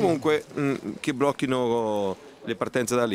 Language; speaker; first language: Italian; native; Italian